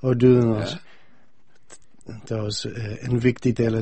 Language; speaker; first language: Danish; non-native, fluent; English